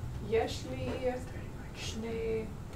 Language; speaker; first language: Hebrew; non-native, learner; English